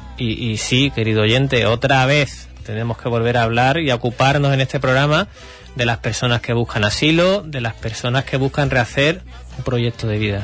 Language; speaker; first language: Spanish; native; Spanish